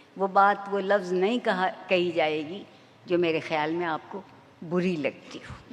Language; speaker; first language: Urdu; native; Urdu